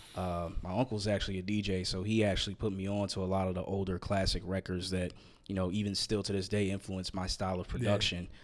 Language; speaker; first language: English; native; English